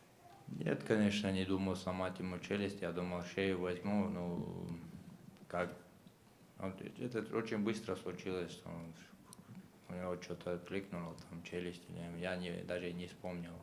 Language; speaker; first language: Russian; non-native, local second language; Chechen